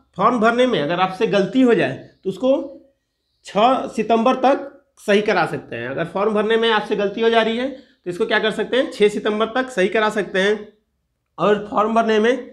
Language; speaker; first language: Hindi; native; Hindi